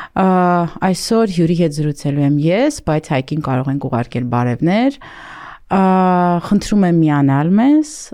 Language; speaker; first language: Armenian; native; Armenian